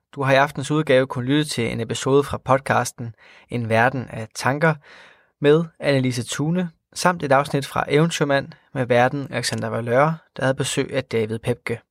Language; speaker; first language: Danish; native; Danish